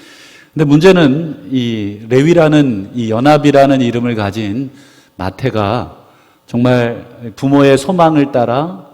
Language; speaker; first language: Korean; native; Korean